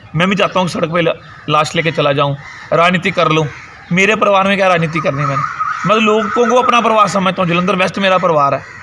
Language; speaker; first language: Hindi; non-native, local second language; Punjabi